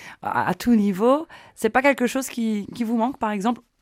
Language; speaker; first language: French; native; French